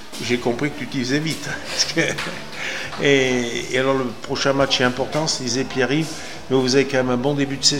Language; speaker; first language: French; native; French